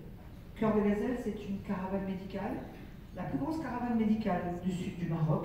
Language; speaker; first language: French; native; French